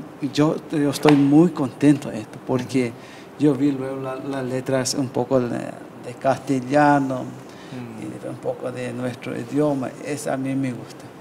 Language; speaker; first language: Spanish; non-native, learner; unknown